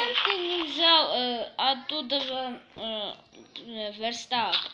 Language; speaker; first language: Russian; early bilingual, heritage; Russian